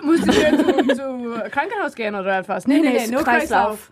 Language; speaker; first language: German; non-native, learner; English